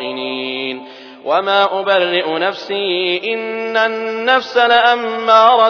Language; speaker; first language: Arabic; native; Arabic